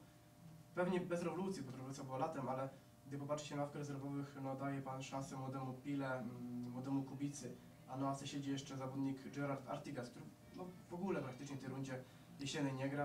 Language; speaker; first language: Polish; native; Polish